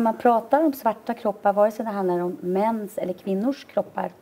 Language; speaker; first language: Swedish; native; Swedish